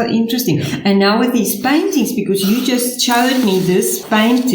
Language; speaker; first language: English; non-native, local second language; Afrikaans